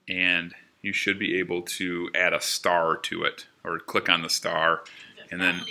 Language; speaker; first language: English; native; English